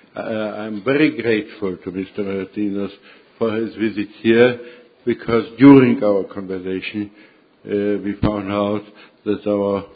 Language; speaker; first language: English; non-native, fluent; Czech